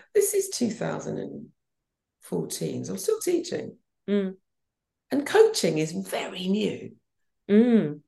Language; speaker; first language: English; native; English